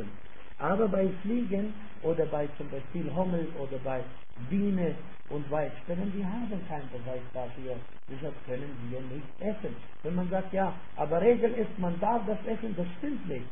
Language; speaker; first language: German; non-native, fluent; Arabic